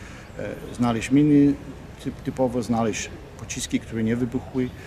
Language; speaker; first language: Polish; early bilingual, heritage; Polish